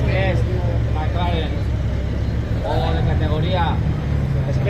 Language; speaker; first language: Spanish; native; Spanish